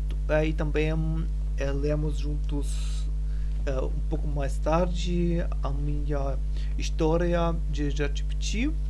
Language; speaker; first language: Portuguese; non-native, learner; German